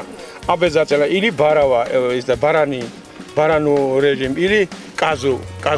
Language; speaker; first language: Russian; non-native, fluent; Georgian